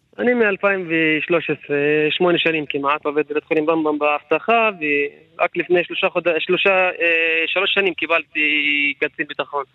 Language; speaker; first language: Hebrew; non-native, local second language; Arabic